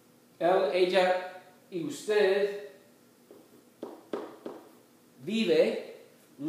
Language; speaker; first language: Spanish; non-native, fluent; English